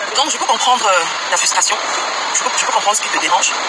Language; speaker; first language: French; non-native, local second language; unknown